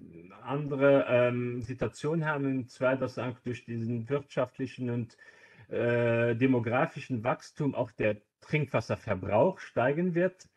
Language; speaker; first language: German; non-native, local second language; Luxembourgish